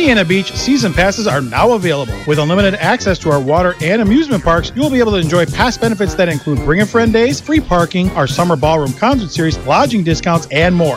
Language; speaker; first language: English; native; English